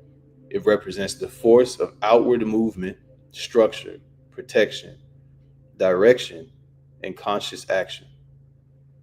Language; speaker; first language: English; native; English